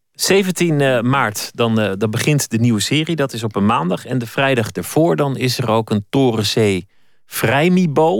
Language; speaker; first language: Dutch; native; Dutch